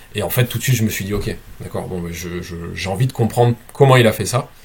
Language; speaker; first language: French; native; French